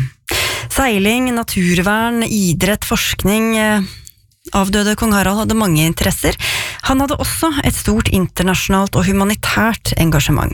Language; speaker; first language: Norwegian; native; Norwegian